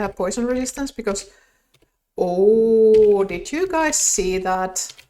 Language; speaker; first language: English; non-native, fluent; Finnish